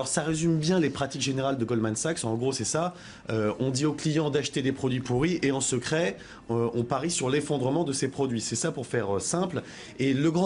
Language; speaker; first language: French; native; French